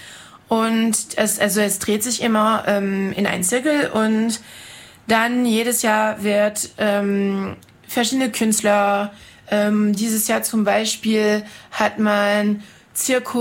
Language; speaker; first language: German; non-native, fluent; French